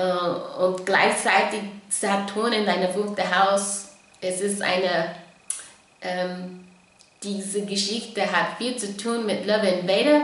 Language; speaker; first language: German; non-native, fluent; English